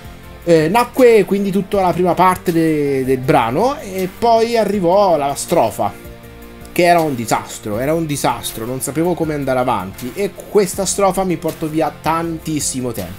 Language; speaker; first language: Italian; native; Italian